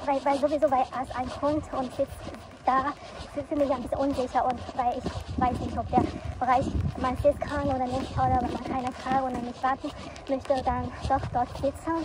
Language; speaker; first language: German; non-native, learner; Chinese